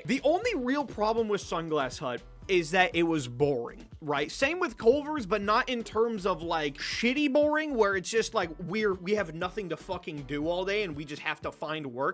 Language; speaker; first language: English; native; English